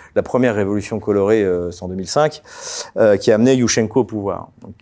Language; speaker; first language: French; native; French